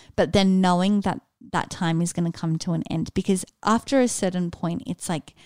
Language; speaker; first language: English; native; English